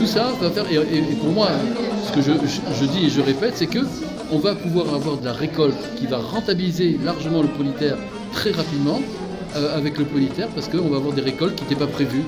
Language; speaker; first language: French; native; French